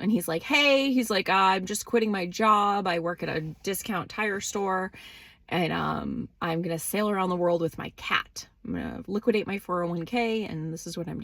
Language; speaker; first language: English; native; English